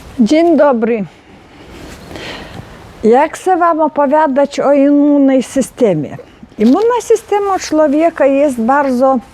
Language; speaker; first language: Polish; non-native, learner; Ukrainian